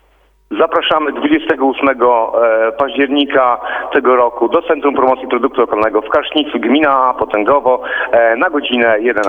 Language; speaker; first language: Polish; native; Polish